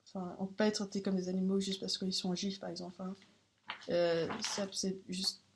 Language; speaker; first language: French; non-native, learner; Danish